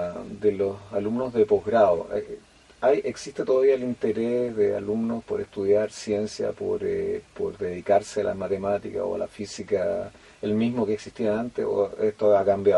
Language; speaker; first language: Spanish; native; Spanish